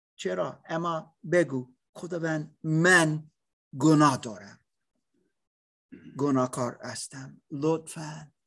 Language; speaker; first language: Persian; non-native, learner; English